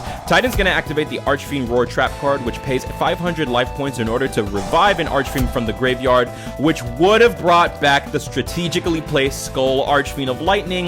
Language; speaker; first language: English; native; English